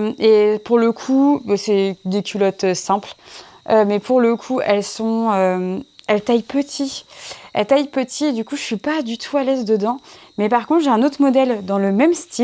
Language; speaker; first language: French; native; French